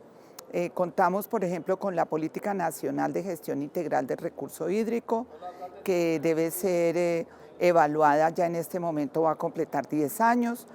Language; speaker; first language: Spanish; native; Spanish